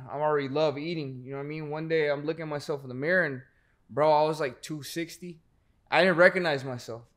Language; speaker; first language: English; native; English